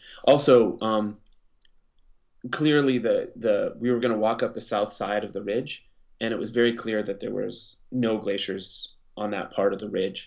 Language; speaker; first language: English; native; English